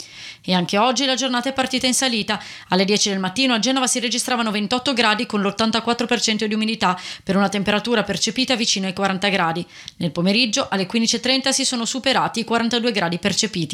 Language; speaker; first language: Italian; native; Italian